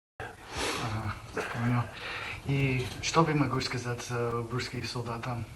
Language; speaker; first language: Russian; non-native, learner; English